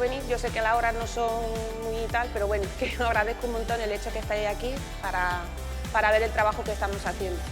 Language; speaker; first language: Spanish; native; Spanish